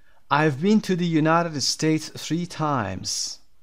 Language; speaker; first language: English; non-native, fluent; Persian